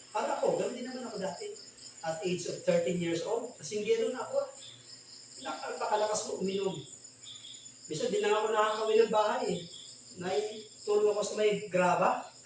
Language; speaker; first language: Filipino; non-native, local second language; Masbatenyo